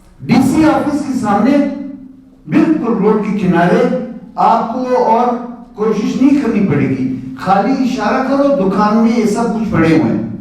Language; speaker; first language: Urdu; non-native, local second language; Pashto